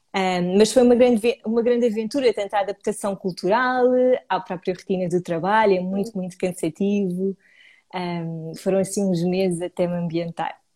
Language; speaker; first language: Portuguese; native; Portuguese